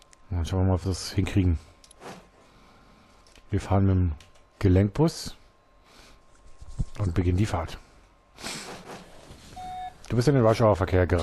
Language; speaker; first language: German; native; German